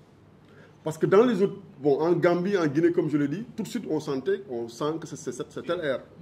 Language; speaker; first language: French; non-native, local second language; Wolof